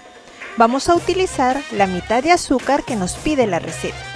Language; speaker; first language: Spanish; native; Spanish